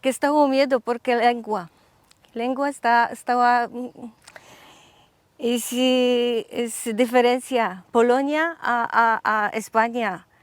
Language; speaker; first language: Spanish; non-native, learner; Polish